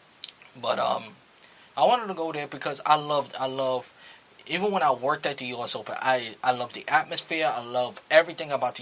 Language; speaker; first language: English; native; English